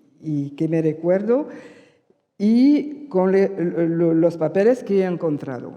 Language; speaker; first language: Spanish; early bilingual, heritage; Spanish